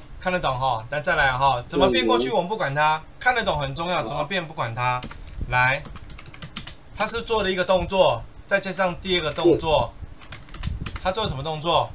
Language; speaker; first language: Chinese; native; Chinese